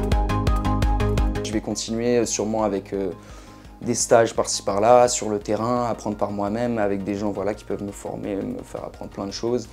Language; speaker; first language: French; native; French